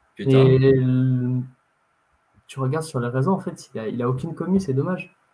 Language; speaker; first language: French; native; French